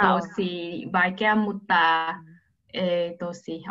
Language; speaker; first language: Finnish; non-native, learner; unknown